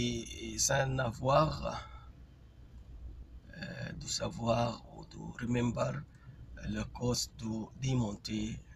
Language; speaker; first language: French; non-native, fluent; Arabic